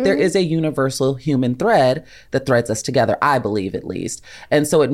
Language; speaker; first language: English; native; English